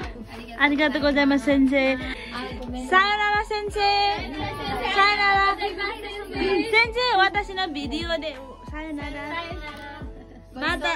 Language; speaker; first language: Japanese; non-native, learner; Nepali